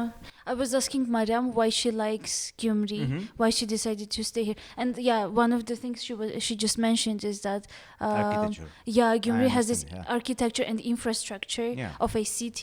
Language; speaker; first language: English; non-native, fluent; Armenian